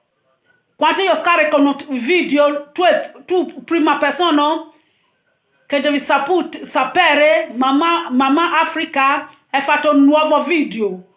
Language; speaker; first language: Italian; non-native, learner; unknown